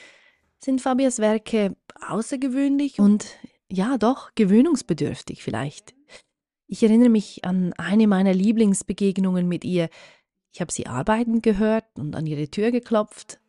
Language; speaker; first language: German; native; German